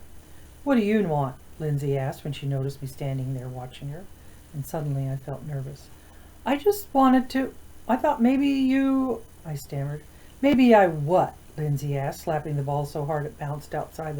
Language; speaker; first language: English; native; English